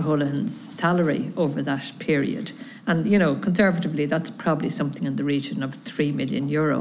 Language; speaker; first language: English; native; English